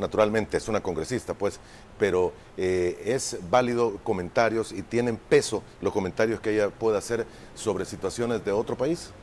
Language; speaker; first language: Spanish; native; Spanish